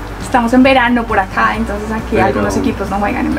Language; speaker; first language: Spanish; native; Spanish